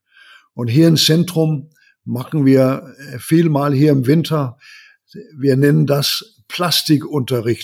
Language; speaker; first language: German; non-native, learner; Danish